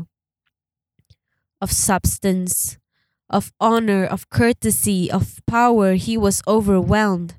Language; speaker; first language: English; non-native, local second language; Malay